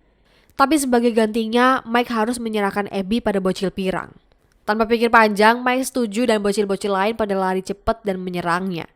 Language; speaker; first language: Indonesian; native; Indonesian